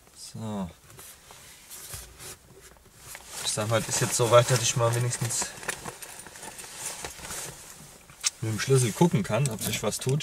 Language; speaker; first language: German; native; German